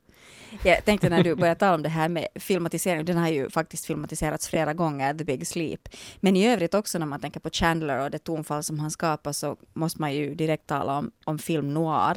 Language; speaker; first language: Swedish; native; Swedish